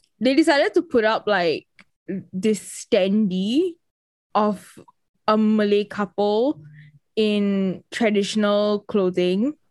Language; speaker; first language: English; native; English